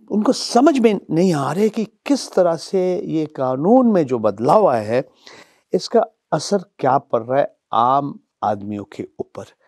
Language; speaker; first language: Hindi; non-native, local second language; Bangla